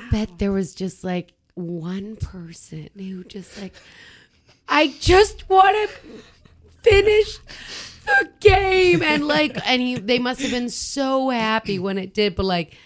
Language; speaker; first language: English; native; English